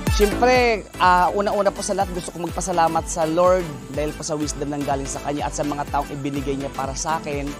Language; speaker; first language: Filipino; non-native, local second language; Bikol